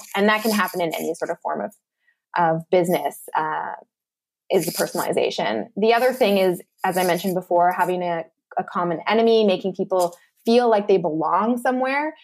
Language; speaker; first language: English; native; English